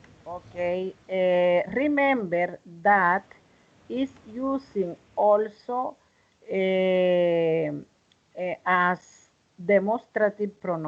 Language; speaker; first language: English; non-native, learner; Spanish